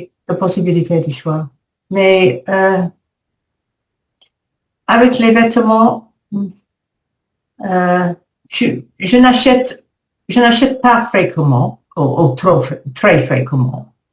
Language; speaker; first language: French; non-native, learner; English